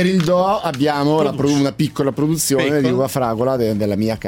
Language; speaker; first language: Italian; native; Italian